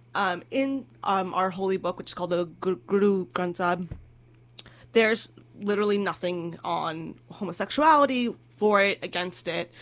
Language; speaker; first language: English; native; English